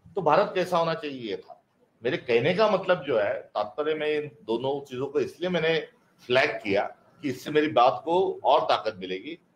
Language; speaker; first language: Hindi; non-native, local second language; Marathi